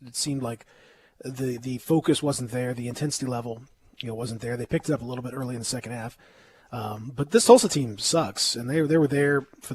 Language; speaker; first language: English; native; English